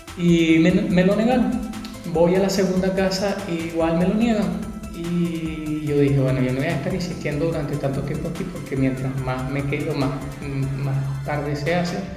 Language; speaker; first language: Spanish; native; Spanish